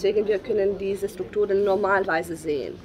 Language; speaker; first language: German; non-native, learner; Bosnian